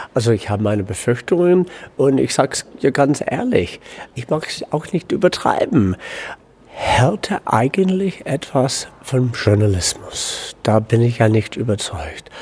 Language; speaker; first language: German; non-native, fluent; English